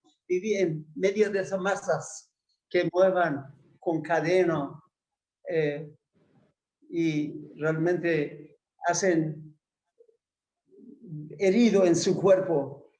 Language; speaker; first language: Spanish; non-native, fluent; Persian